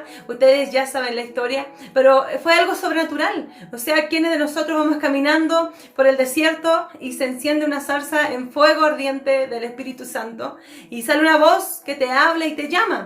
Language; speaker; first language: Spanish; native; Spanish